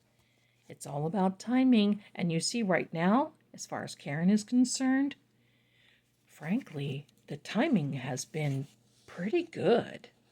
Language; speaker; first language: English; native; English